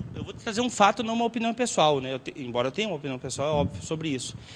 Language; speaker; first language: Portuguese; native; Portuguese